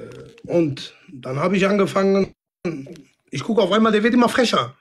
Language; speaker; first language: German; non-native, fluent; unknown